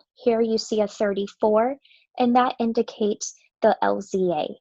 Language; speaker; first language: English; native; English